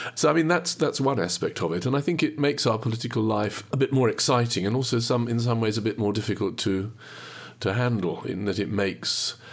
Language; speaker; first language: English; native; English